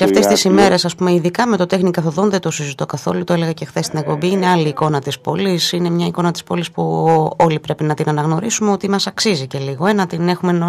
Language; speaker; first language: Greek; native; Greek